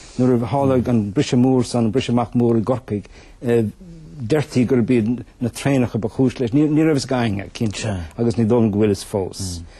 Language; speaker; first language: Irish; native; Irish